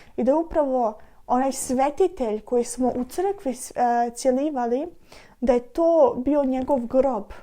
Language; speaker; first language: Bosnian; early bilingual, heritage; Serbian